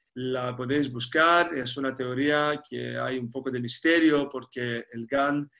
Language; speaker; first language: Spanish; non-native, fluent; Greek